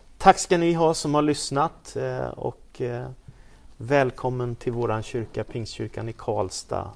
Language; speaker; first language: Swedish; native; Swedish